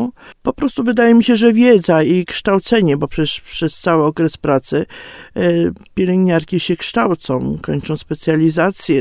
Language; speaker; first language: Polish; native; Polish